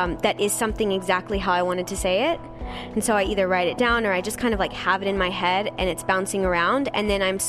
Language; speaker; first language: English; native; English